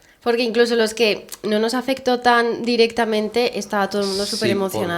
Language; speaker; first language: Spanish; native; Spanish